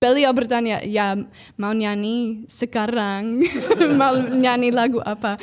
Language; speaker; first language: Indonesian; non-native, fluent; English